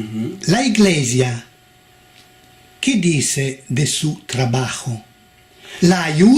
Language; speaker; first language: Spanish; non-native, fluent; Italian